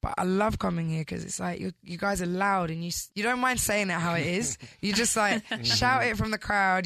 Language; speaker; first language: English; native; English